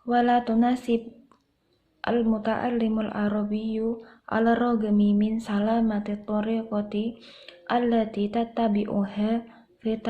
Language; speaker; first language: Arabic; non-native, learner; Indonesian